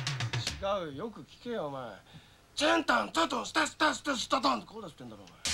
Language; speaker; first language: Japanese; native; Japanese